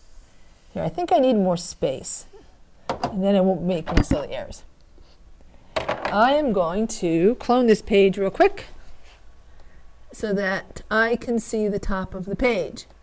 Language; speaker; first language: English; native; English